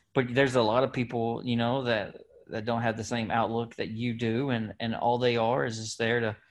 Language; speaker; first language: English; native; English